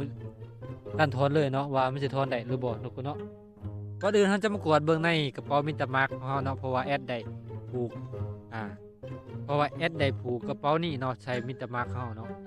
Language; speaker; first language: Thai; non-native, local second language; Northeastern Thai